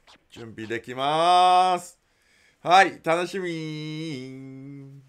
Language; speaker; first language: Japanese; non-native, learner; English